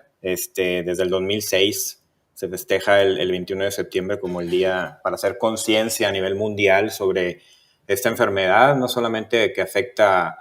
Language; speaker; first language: Spanish; native; Spanish